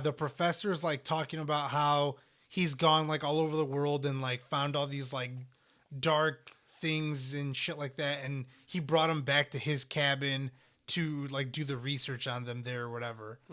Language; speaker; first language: English; native; English